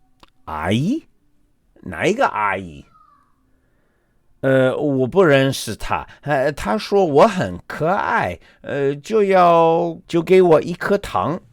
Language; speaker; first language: Chinese; non-native, fluent; English